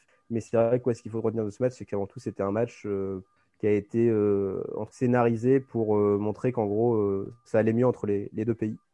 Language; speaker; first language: French; native; French